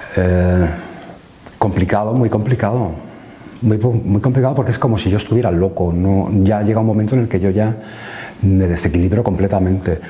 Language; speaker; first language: Spanish; native; Spanish